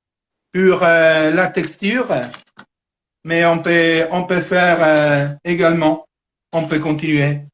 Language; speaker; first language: French; non-native, fluent; Italian